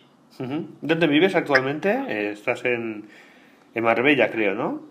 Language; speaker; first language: Spanish; native; Spanish